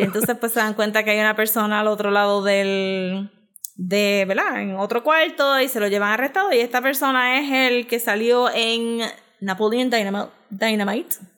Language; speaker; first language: Spanish; native; Spanish